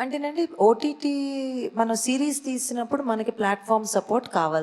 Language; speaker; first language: Telugu; native; Telugu